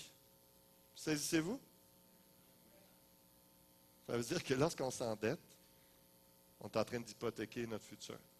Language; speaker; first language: French; native; French